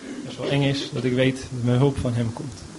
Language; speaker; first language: Dutch; native; Dutch